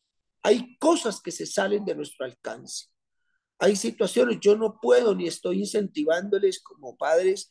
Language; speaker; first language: Spanish; native; Spanish